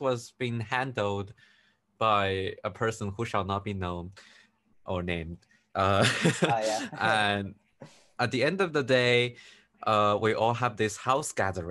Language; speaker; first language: English; non-native, fluent; Chinese